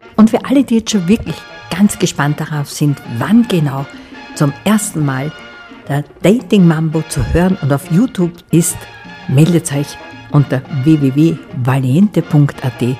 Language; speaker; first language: German; native; German